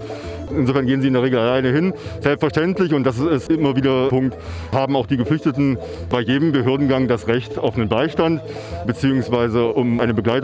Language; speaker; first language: German; native; German